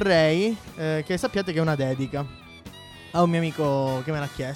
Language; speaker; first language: Italian; native; Italian